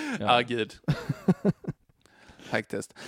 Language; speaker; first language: Swedish; native; Swedish